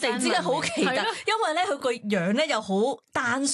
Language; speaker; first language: Cantonese; native; Cantonese